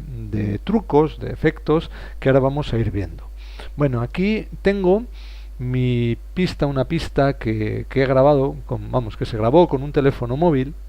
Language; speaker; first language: Spanish; native; Spanish